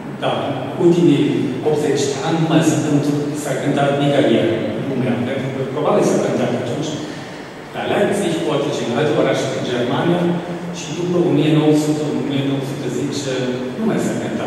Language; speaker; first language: Romanian; non-native, fluent; German